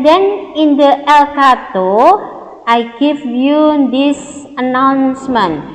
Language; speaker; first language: English; non-native, learner; Indonesian